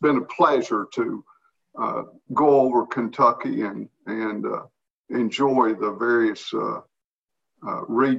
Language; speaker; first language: English; native; English